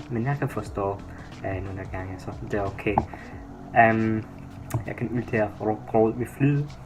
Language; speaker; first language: Danish; non-native, learner; English